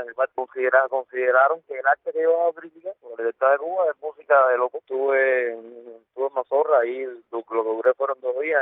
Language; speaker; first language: Spanish; native; Spanish